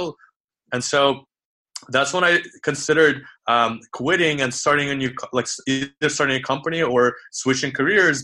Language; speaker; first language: English; early bilingual, other home language; Ukrainian